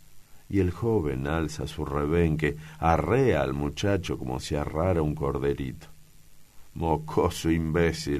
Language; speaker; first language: Spanish; native; Spanish